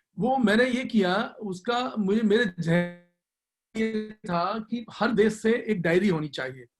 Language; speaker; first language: Hindi; native; Hindi